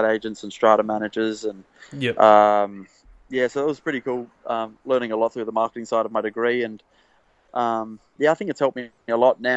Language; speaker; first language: English; native; English